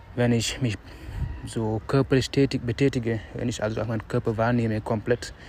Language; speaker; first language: German; non-native, fluent; Wolof